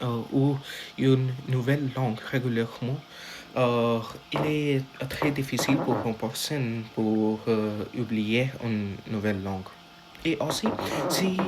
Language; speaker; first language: French; non-native, learner; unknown